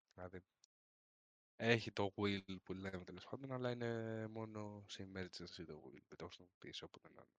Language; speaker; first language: Greek; native; Greek